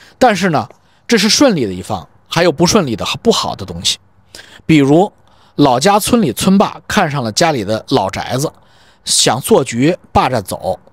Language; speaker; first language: Chinese; native; Chinese